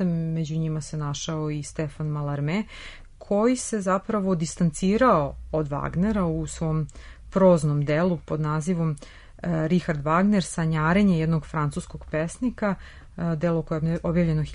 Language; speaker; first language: Serbian; native; Serbian